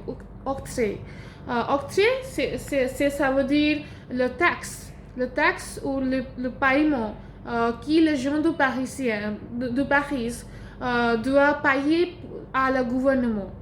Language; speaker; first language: French; non-native, learner; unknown